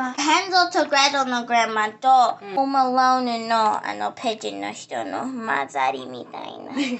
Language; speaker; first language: Japanese; early bilingual, heritage; English